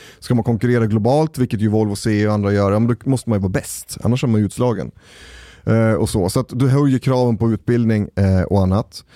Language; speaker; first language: Swedish; native; Swedish